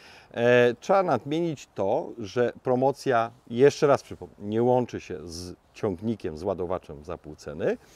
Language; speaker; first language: Polish; native; Polish